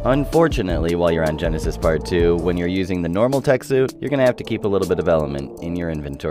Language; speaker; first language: English; native; English